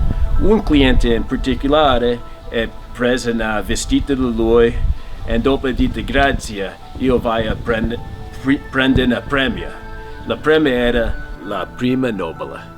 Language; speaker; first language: Italian; early bilingual, heritage; Italian